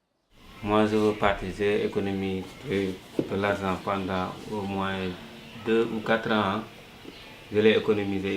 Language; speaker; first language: French; non-native, local second language; Wolof